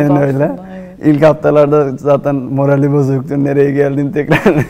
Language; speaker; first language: Turkish; non-native, fluent; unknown